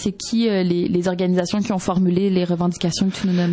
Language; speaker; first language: French; native; French